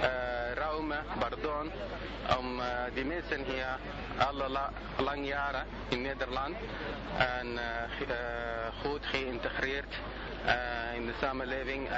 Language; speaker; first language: Dutch; non-native, learner; Arabic